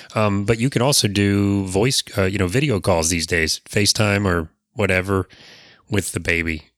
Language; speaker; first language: English; native; English